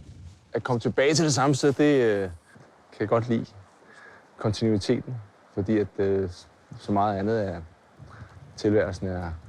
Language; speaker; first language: Danish; native; Danish